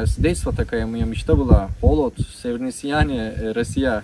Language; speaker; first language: Russian; non-native, learner; Turkish